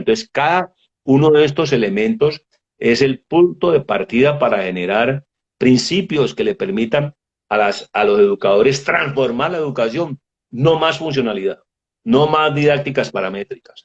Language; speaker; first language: Spanish; native; Spanish